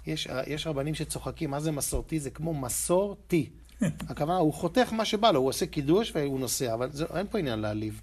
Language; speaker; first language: Hebrew; native; Hebrew